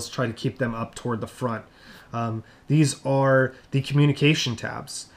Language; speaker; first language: English; native; English